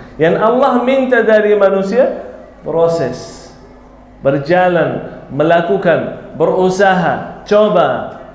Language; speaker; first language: Malay; non-native, fluent; Arabic